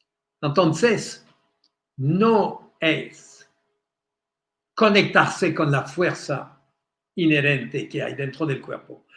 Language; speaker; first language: Spanish; non-native, fluent; French